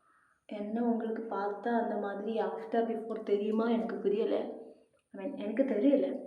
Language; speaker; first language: Tamil; non-native, learner; Malayalam